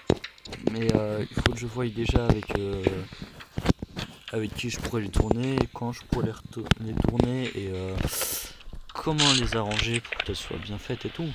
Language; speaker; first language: French; native; French